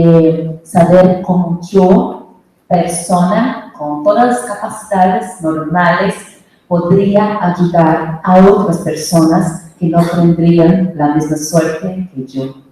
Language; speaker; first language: Spanish; non-native, fluent; Portuguese